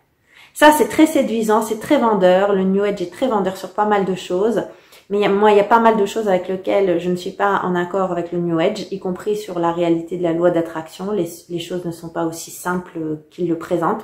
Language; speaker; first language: French; native; French